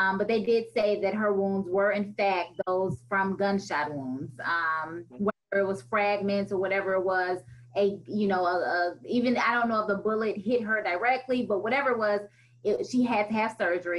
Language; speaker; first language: English; native; English